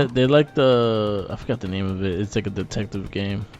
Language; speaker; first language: English; native; English